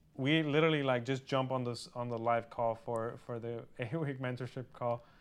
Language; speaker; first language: English; early bilingual, other home language; Spanish